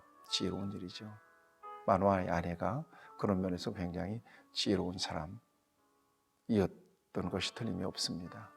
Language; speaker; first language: Korean; native; Korean